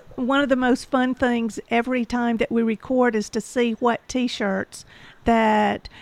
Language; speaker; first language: English; native; English